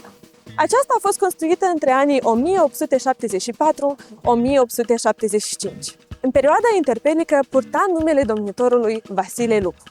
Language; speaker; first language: Romanian; native; Romanian